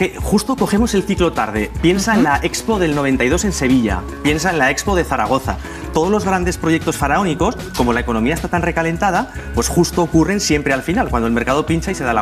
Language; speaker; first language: Spanish; native; Spanish